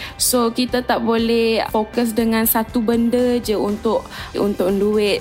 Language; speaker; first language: Malay; native; Malay